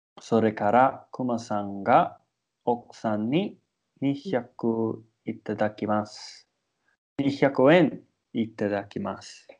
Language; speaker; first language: Japanese; non-native, learner; English